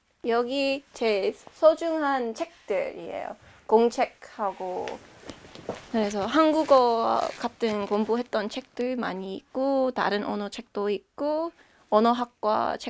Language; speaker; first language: Korean; non-native, fluent; English